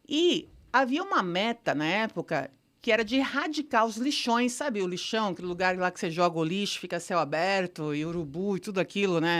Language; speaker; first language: Portuguese; native; Portuguese